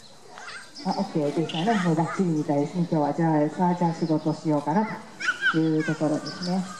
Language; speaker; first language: Japanese; native; Japanese